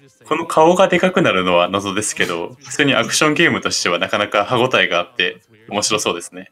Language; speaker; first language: Japanese; native; Japanese